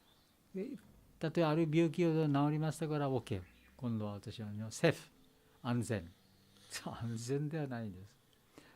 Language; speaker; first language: Japanese; non-native, learner; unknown